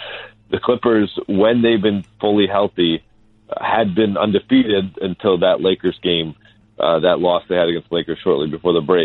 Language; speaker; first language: English; native; English